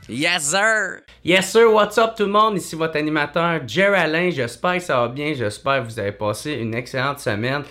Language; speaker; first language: French; native; French